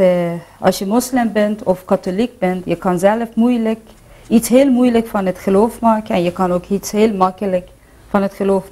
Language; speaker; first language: Dutch; non-native, fluent; Persian